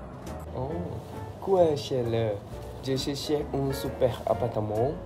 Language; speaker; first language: French; non-native, learner; Malay